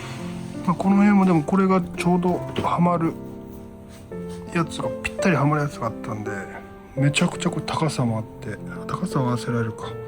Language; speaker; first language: Japanese; native; Japanese